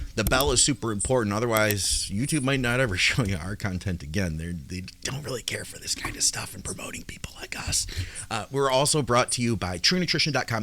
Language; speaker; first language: English; native; English